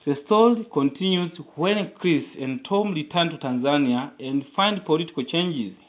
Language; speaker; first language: English; non-native, local second language; Swahili